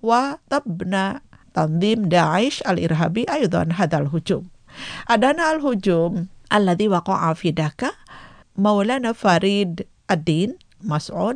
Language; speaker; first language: Arabic; non-native, fluent; Indonesian